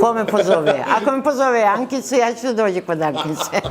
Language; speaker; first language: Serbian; early bilingual, other home language; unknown